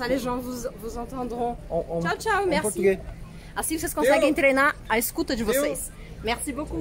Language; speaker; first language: French; non-native, fluent; Portuguese